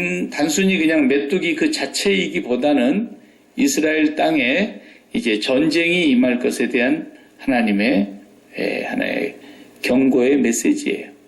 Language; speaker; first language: Korean; native; Korean